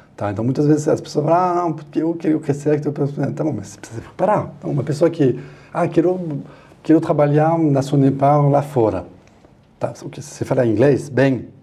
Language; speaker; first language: Portuguese; non-native, fluent; French